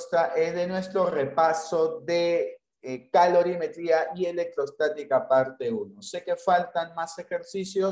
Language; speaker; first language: Spanish; native; Spanish